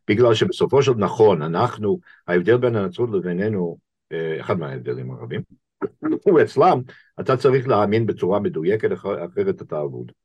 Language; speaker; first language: Hebrew; non-native, fluent; English